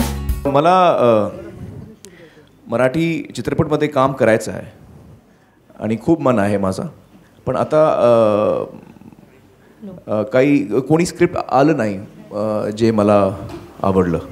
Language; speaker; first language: Marathi; non-native, local second language; Hindi